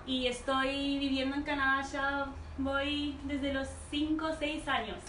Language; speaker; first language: Spanish; early bilingual, heritage; Spanish